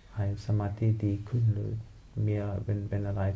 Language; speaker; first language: Thai; non-native, fluent; German